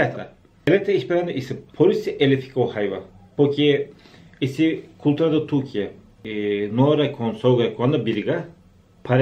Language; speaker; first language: Portuguese; non-native, learner; Turkish